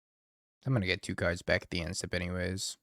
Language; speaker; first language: English; native; English